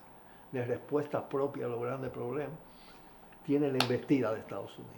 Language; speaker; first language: Spanish; native; Spanish